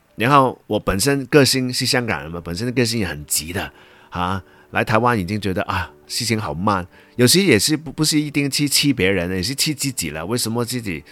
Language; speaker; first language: Chinese; non-native, local second language; Cantonese